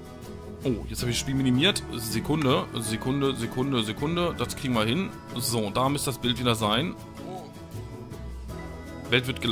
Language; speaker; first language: German; native; German